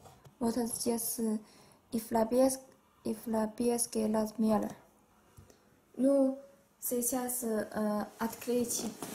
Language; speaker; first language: Russian; non-native, learner; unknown